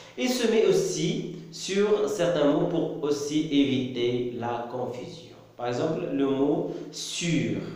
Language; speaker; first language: French; non-native, local second language; Arabic